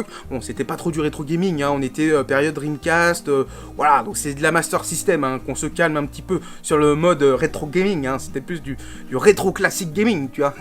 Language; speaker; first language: French; native; French